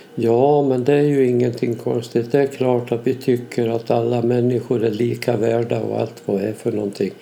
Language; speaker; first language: Swedish; native; Swedish